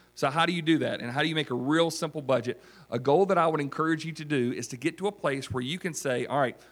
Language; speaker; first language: English; native; English